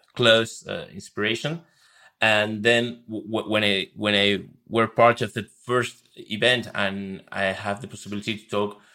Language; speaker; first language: English; non-native, fluent; Spanish